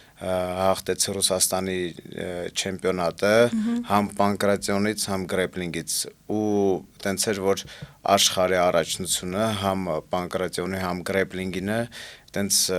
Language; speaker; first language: Armenian; early bilingual, heritage; Armenian